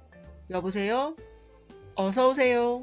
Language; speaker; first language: Korean; non-native, fluent; Spanish